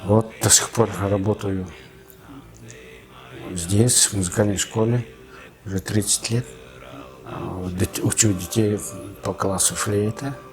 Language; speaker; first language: Russian; non-native, fluent; Mongolian